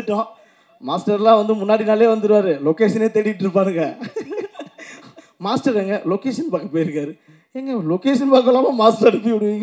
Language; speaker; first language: Tamil; native; Tamil